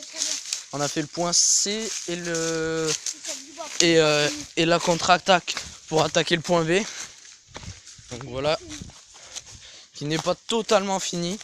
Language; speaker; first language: French; native; French